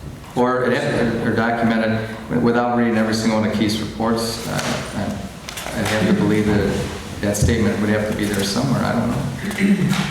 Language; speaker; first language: English; native; English